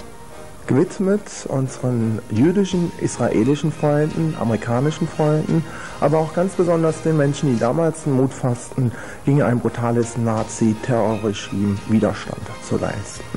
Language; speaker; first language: German; native; German